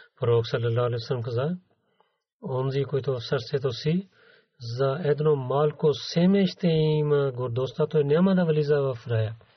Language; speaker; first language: Bulgarian; non-native, learner; Urdu